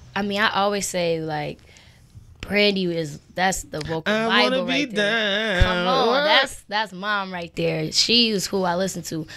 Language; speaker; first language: English; native; English